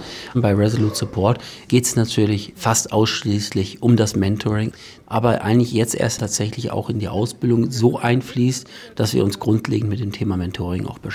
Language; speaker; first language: German; native; German